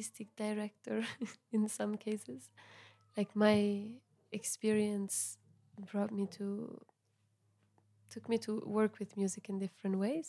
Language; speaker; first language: English; non-native, fluent; Italian